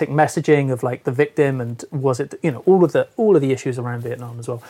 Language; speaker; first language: English; native; English